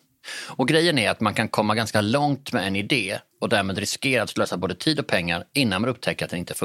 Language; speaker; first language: Swedish; native; Swedish